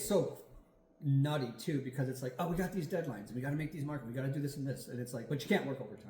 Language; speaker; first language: English; native; English